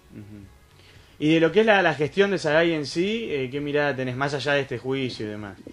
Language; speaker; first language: Spanish; native; Spanish